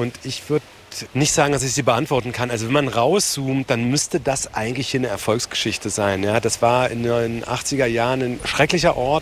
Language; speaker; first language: German; native; German